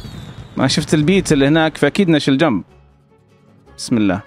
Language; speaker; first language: Arabic; native; Arabic